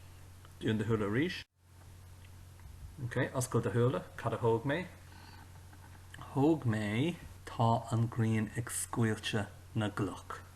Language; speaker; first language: Irish; non-native, local second language; English